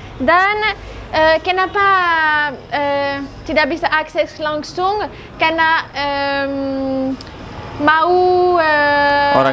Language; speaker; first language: Indonesian; non-native, learner; French